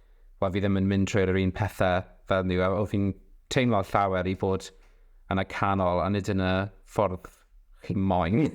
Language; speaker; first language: Welsh; non-native, local second language; English